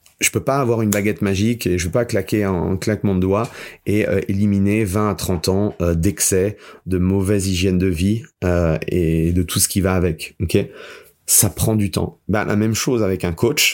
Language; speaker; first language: French; native; French